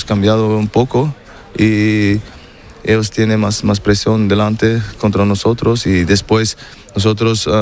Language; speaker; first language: Spanish; non-native, learner; German